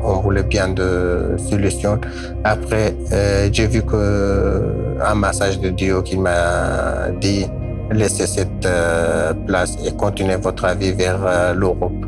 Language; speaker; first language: French; non-native, learner; Kurdish